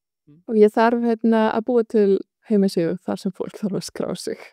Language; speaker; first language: Icelandic; non-native, fluent; Arabic